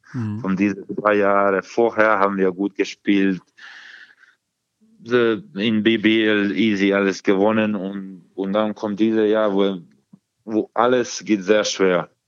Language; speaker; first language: German; non-native, learner; Croatian